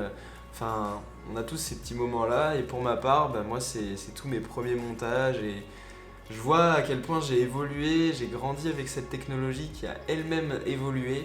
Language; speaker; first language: French; native; French